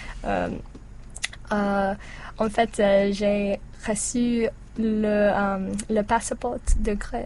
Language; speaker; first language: French; non-native, learner; English